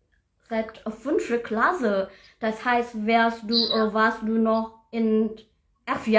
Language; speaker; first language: German; non-native, learner; Indonesian